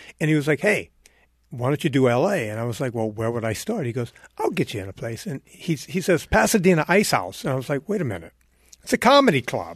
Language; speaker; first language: English; native; English